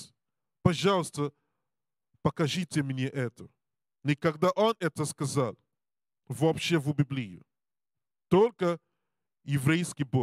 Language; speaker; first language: Russian; non-native, learner; English